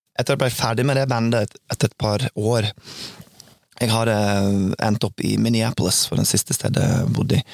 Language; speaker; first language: Norwegian; non-native, fluent; English